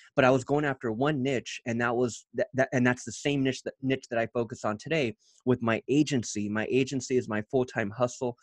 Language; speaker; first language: English; native; English